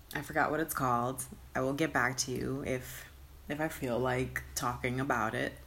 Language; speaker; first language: English; early bilingual, other home language; Spanish